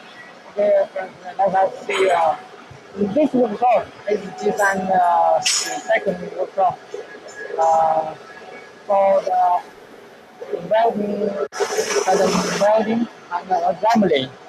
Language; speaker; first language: English; non-native, learner; Chinese